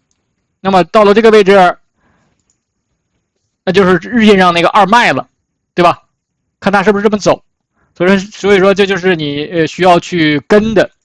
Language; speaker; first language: Chinese; native; Chinese